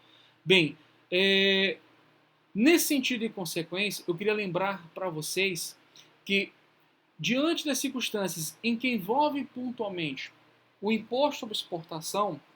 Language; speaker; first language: Portuguese; native; Portuguese